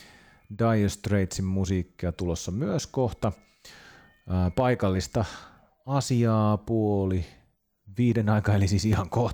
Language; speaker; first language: Finnish; native; Finnish